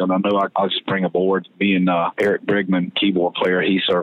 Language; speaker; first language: English; native; English